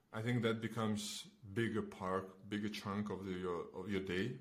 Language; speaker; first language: English; non-native, fluent; Belarusian